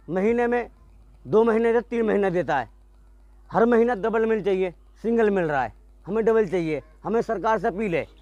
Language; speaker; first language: Hindi; native; Hindi